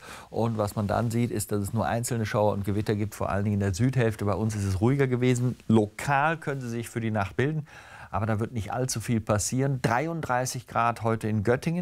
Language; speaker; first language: German; native; German